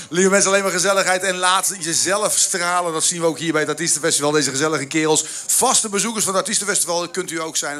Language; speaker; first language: Dutch; native; Dutch